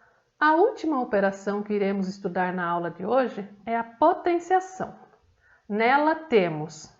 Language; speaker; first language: Portuguese; native; Portuguese